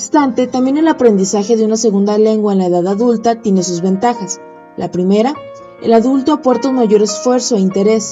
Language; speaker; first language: Spanish; native; Spanish